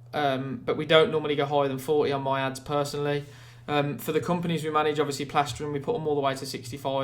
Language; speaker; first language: English; native; English